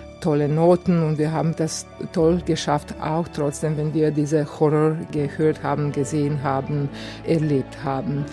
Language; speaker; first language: German; non-native, fluent; Croatian